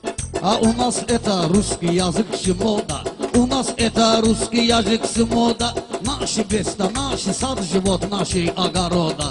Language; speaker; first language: Russian; non-native, local second language; Talysh